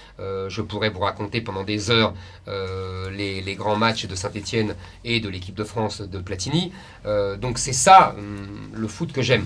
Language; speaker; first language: French; native; French